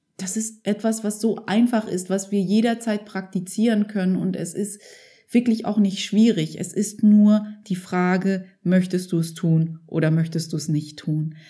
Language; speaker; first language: German; early bilingual, other home language; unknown